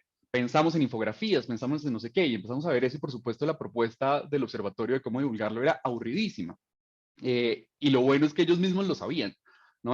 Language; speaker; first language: Spanish; native; Spanish